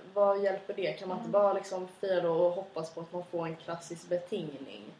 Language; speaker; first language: Swedish; native; Swedish